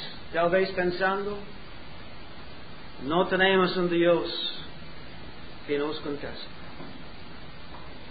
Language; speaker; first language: Spanish; non-native, learner; English